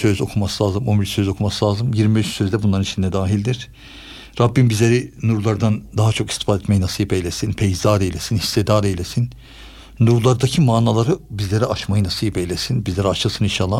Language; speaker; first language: Turkish; native; Turkish